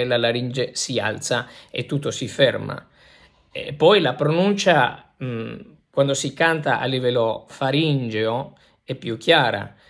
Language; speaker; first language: Italian; non-native, fluent; Spanish